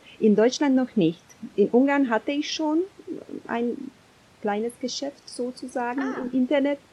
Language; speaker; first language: German; non-native, fluent; Hungarian